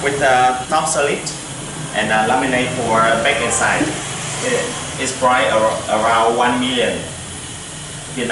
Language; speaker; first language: English; non-native, learner; Vietnamese